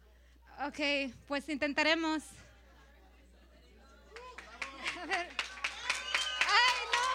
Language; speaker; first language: Spanish; early bilingual, heritage; Spanish